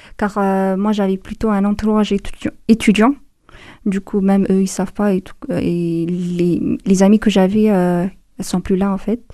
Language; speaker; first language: French; non-native, fluent; Amharic